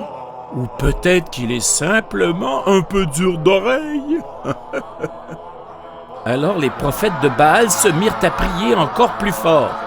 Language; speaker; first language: French; native; French